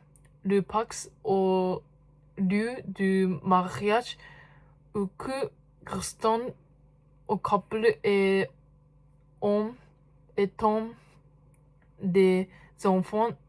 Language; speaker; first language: French; non-native, learner; Japanese